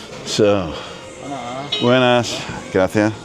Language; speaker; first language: Spanish; non-native, learner; English